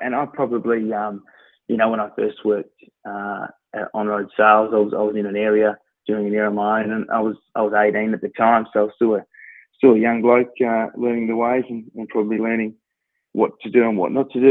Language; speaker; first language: English; native; English